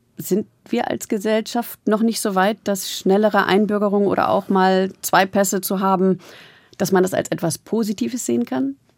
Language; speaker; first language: German; native; German